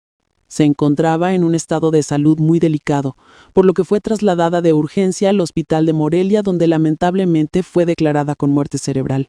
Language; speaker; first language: Spanish; native; Spanish